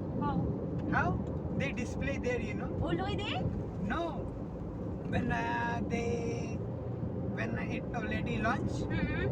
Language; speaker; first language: English; non-native, learner; Hiligaynon